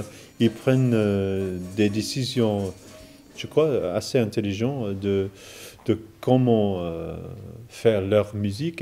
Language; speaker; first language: French; non-native, fluent; English